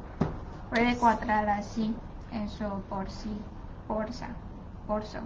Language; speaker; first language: Spanish; non-native, learner; Chinese